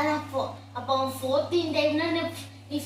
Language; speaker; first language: Tamil; native; Tamil